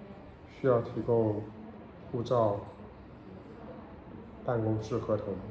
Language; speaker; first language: Chinese; native; Chinese